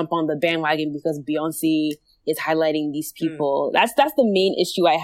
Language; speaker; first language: English; non-native, local second language; Akan